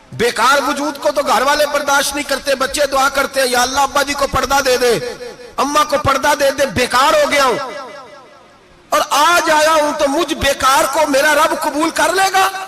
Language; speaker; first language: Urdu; non-native, local second language; Punjabi